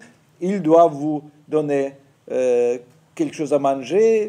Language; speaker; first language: French; non-native, fluent; Russian